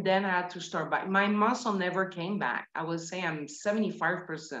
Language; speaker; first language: English; non-native, fluent; French